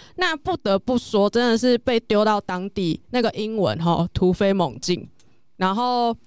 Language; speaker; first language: Chinese; native; Chinese